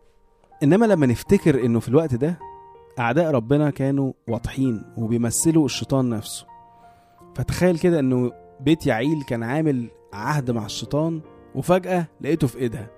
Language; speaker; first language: Arabic; native; Arabic